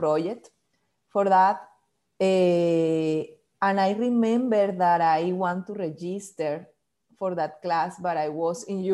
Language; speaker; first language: English; non-native, fluent; Spanish